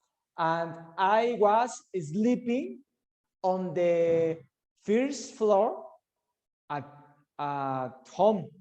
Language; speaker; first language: English; non-native, learner; Spanish